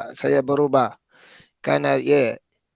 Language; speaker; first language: Indonesian; non-native, fluent; English